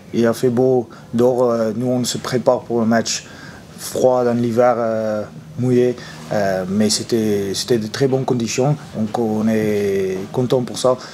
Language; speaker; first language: French; non-native, fluent; Afrikaans